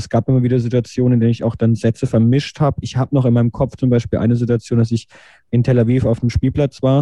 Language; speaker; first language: German; native; German